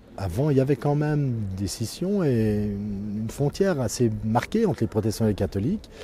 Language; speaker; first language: French; native; French